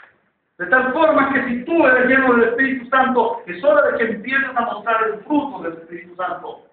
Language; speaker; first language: Spanish; native; Spanish